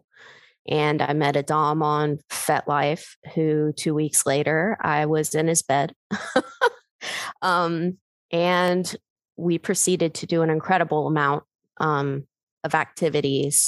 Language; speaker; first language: English; native; English